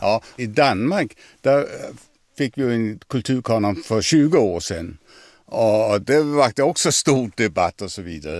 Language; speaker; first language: Swedish; non-native, fluent; French